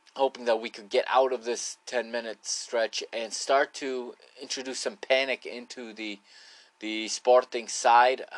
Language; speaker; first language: English; early bilingual, other home language; Portuguese